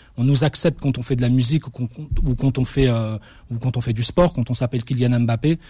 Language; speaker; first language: French; early bilingual, other home language; Arabic